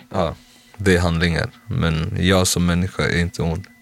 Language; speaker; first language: Swedish; early bilingual, other home language; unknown